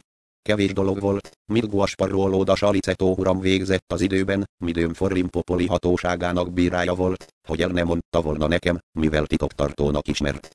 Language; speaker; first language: Hungarian; native; Hungarian